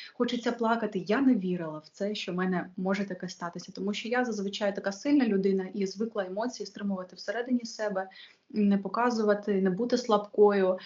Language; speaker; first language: Ukrainian; native; Ukrainian